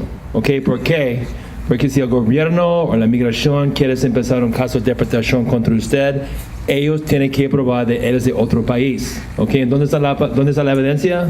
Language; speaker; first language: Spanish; non-native, fluent; English